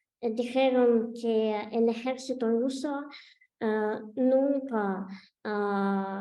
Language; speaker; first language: Spanish; non-native, fluent; Ukrainian